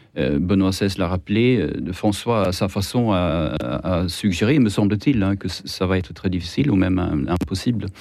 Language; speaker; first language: French; non-native, fluent; Swedish